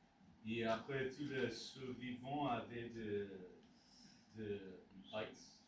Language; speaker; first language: French; non-native, learner; English